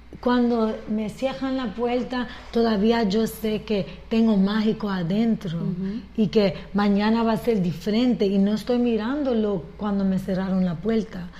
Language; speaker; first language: Spanish; early bilingual, heritage; Spanish